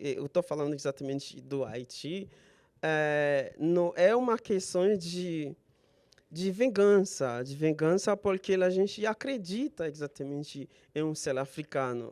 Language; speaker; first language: Portuguese; non-native, fluent; Haitian Creole